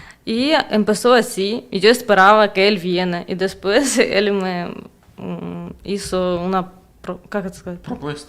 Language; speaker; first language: Spanish; non-native, learner; Russian